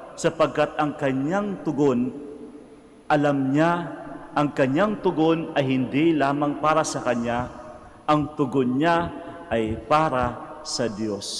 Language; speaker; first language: Filipino; non-native, local second language; Cebuano